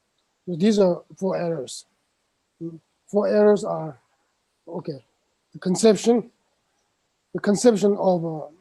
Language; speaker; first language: English; non-native, fluent; Tibetan